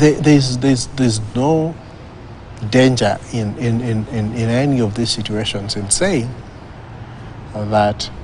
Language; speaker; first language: English; non-native, local second language; Swahili